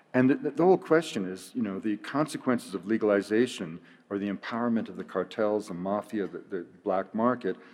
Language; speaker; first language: English; native; English